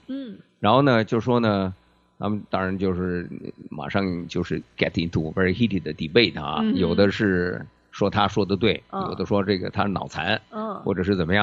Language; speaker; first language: Chinese; native; Chinese